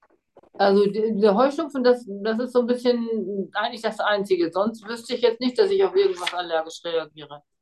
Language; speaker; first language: German; native; German